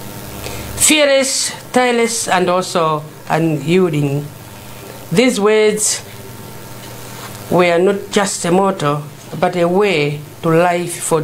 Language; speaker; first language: English; non-native, local second language; Nyanja